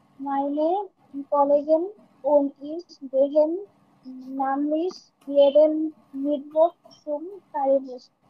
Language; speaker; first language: German; non-native, learner; Bangla